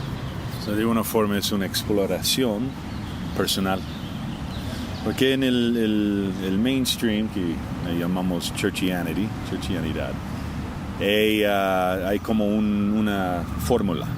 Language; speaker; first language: Spanish; non-native, fluent; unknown